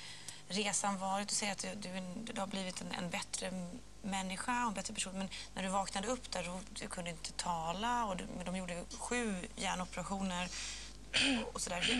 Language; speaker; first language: Swedish; native; Swedish